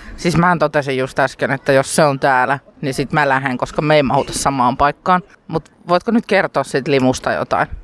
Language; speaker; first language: Finnish; native; Finnish